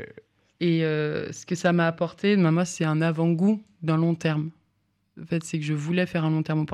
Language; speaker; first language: French; native; French